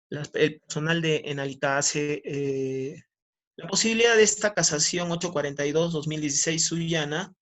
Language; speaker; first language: Spanish; native; Spanish